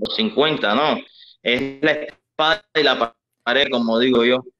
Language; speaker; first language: Spanish; native; Spanish